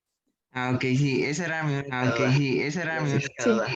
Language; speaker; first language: Spanish; native; Spanish